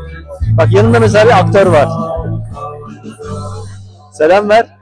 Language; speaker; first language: Turkish; native; Turkish